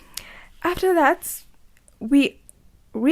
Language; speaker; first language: English; non-native, learner; French